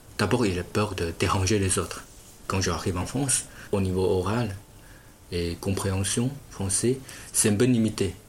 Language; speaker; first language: French; non-native, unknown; Chinese